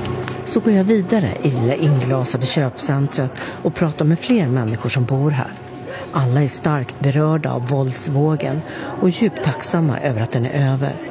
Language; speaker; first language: Swedish; native; Swedish